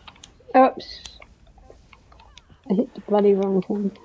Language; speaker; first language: English; native; English